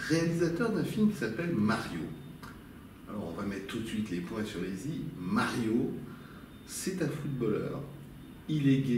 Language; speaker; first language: French; native; French